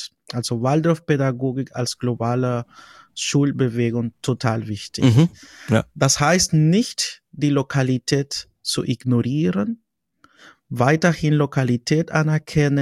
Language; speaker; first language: German; non-native, fluent; Spanish